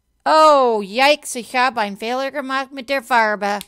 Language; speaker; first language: German; non-native, fluent; English